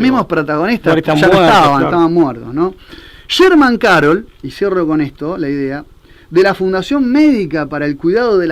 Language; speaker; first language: Spanish; native; Spanish